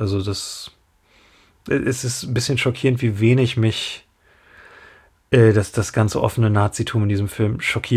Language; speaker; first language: German; native; German